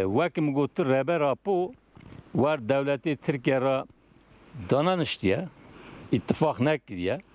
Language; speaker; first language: Kurdish; non-native, local second language; Turkish